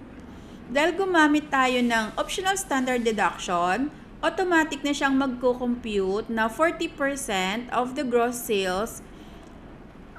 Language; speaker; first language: Filipino; native; Filipino